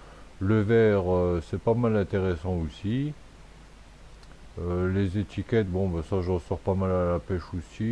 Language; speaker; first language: French; native; French